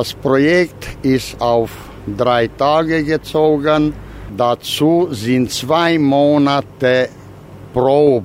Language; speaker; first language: German; non-native, local second language; Romanian